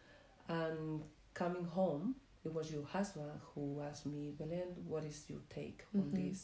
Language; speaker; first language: English; non-native, fluent; Spanish